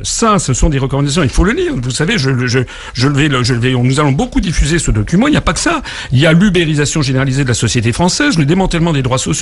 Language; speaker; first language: French; native; French